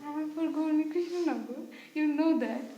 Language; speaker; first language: English; non-native, fluent; Bangla